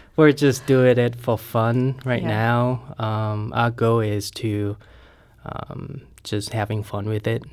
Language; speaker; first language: English; non-native, fluent; Thai